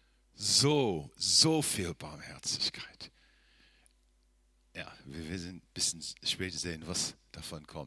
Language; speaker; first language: German; non-native, fluent; English